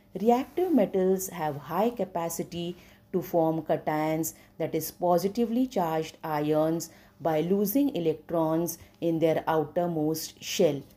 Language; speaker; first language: English; non-native, local second language; Marathi